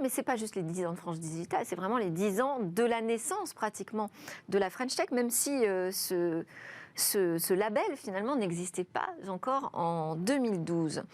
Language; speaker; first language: French; native; French